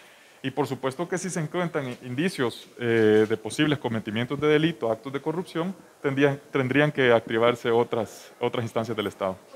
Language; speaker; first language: Spanish; native; Spanish